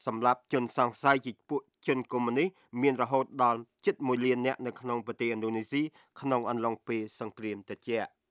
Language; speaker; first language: Khmer; native; Khmer